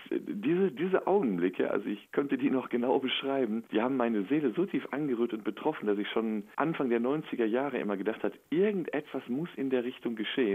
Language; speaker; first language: German; native; German